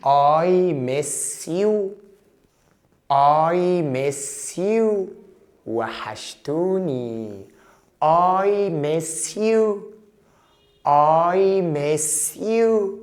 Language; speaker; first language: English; non-native, fluent; Arabic